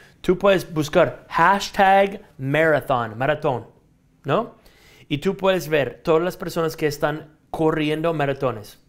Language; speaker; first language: Spanish; non-native, fluent; English